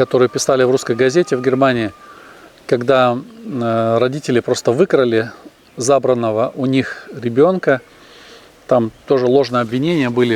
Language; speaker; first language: Russian; native; Russian